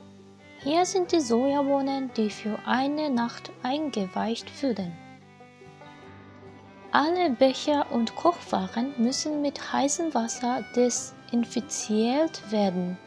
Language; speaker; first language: German; non-native, fluent; Japanese